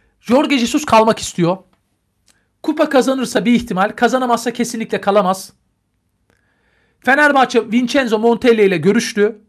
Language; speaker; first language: Turkish; native; Turkish